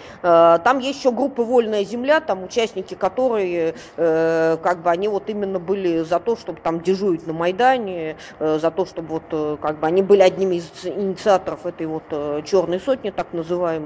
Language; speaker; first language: Russian; native; Russian